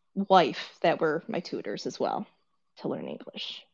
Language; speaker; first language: English; early bilingual, other home language; Korean